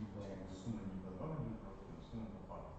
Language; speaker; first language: Russian; native; Russian